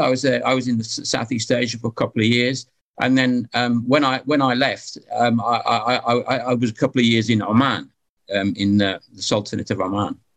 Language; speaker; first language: English; native; English